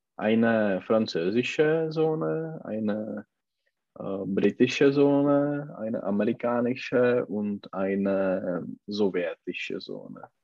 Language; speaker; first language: German; non-native, learner; Czech